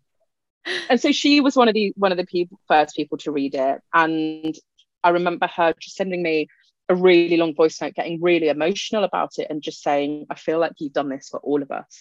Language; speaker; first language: English; non-native, local second language; Punjabi